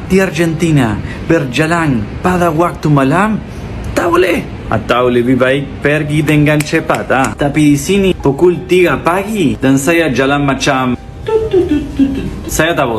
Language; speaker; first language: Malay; non-native, learner; Spanish